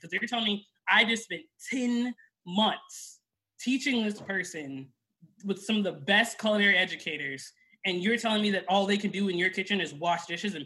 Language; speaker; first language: English; native; English